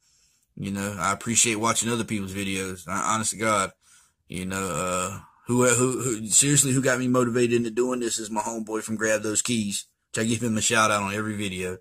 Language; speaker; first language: English; native; English